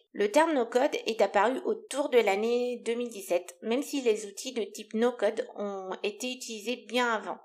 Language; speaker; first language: French; non-native, fluent; Romanian